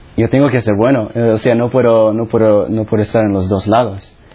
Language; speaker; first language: Spanish; non-native, fluent; Filipino